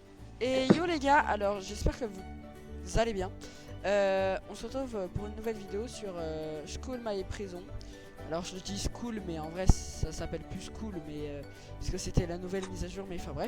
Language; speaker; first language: French; native; French